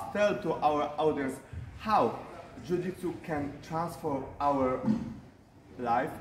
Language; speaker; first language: English; non-native, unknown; Polish